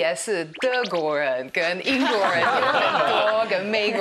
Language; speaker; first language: Chinese; non-native, learner; Hungarian